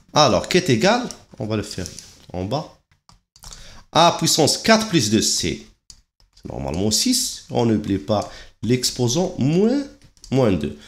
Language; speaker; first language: French; non-native, local second language; Arabic